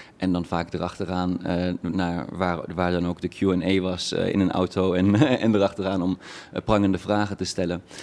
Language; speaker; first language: Dutch; early bilingual, other home language; Persian